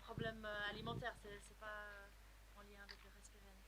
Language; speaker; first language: French; native; French